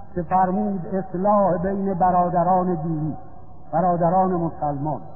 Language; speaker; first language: Persian; native; Persian